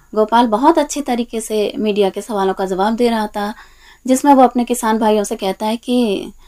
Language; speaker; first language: Hindi; native; Hindi